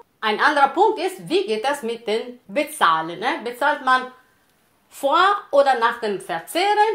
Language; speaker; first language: German; non-native, fluent; Italian